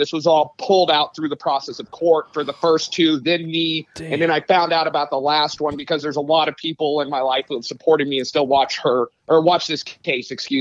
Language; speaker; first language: English; native; English